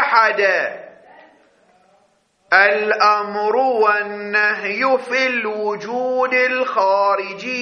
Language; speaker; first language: Arabic; native; Arabic